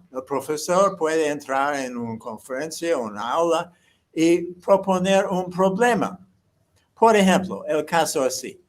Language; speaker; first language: Spanish; non-native, fluent; English